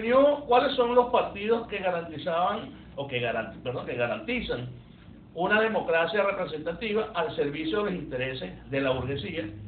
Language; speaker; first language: Spanish; native; Spanish